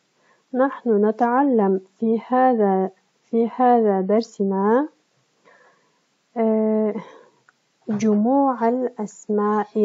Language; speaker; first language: Arabic; non-native, fluent; Kyrgyz